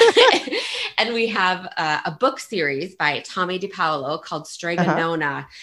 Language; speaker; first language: English; early bilingual, other home language; Italian